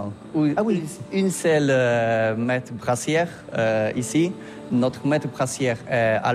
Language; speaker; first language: French; non-native, learner; Polish